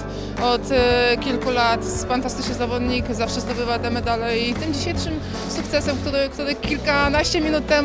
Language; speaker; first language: Polish; native; Polish